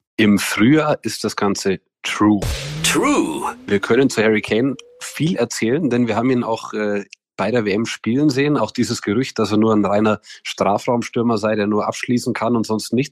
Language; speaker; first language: German; native; German